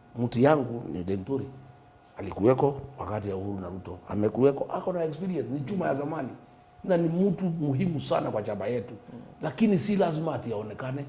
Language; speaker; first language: Swahili; non-native, local second language; Kikuyu